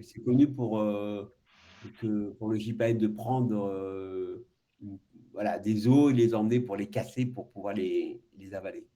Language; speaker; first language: French; native; French